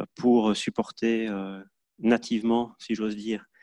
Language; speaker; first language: French; native; French